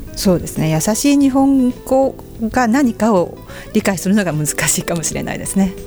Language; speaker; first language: Japanese; native; Japanese